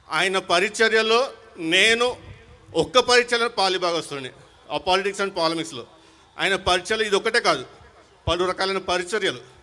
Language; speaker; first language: Telugu; non-native, local second language; Urdu